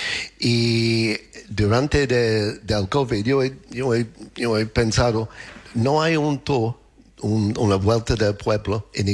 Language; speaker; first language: Spanish; non-native, learner; English